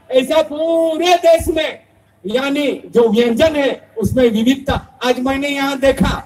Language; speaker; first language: Hindi; non-native, local second language; Bhili